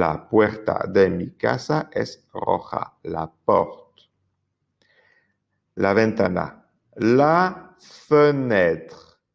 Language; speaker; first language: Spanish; non-native, fluent; French